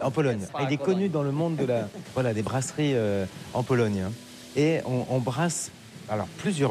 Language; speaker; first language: French; native; French